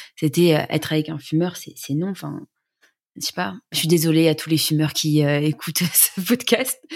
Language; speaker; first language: French; native; French